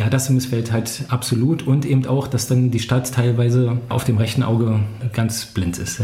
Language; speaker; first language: German; native; German